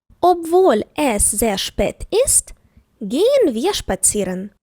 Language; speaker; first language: German; non-native, fluent; Ukrainian